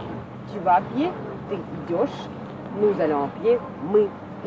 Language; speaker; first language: French; non-native, fluent; Russian